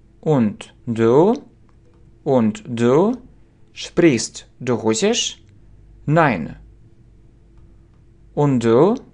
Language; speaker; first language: German; non-native, fluent; Russian